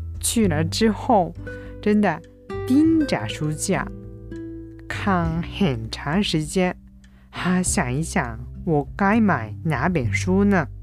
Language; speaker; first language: Chinese; non-native, fluent; Japanese